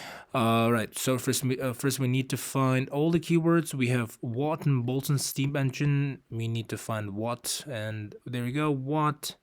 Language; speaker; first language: English; non-native, fluent; Uzbek